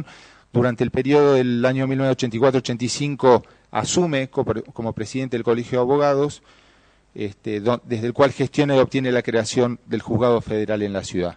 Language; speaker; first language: Spanish; native; Spanish